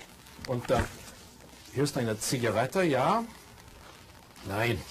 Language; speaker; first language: German; non-native, fluent; English